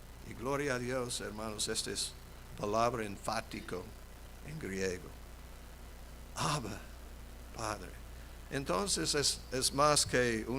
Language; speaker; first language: Spanish; non-native, fluent; English